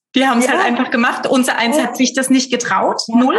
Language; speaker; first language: German; native; German